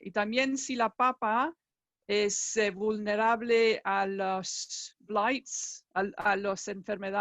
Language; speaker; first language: Spanish; non-native, fluent; English